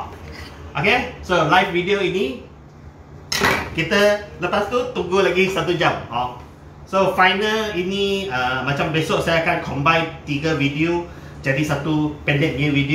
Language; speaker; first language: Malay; non-native, local second language; Chinese